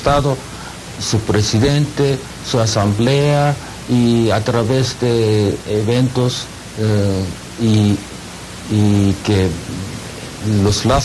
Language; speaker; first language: Spanish; non-native, learner; Japanese